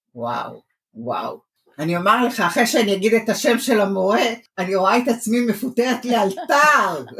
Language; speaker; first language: Hebrew; native; Hebrew